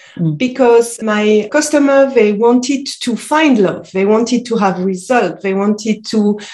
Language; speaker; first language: English; non-native, fluent; French